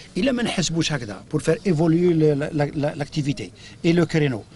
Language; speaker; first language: French; non-native, local second language; Arabic